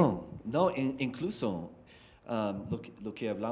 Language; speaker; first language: Spanish; non-native, fluent; English